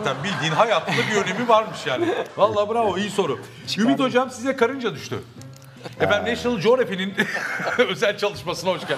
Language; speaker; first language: Turkish; native; Turkish